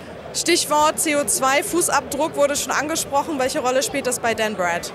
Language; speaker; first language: German; native; German